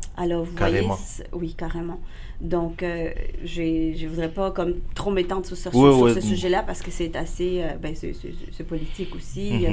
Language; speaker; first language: French; non-native, fluent; Spanish